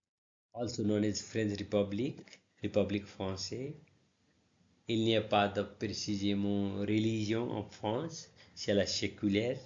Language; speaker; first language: French; non-native, learner; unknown